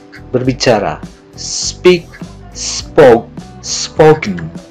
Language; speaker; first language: English; non-native, fluent; Indonesian